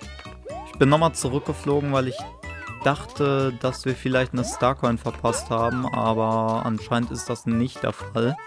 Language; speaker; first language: German; native; German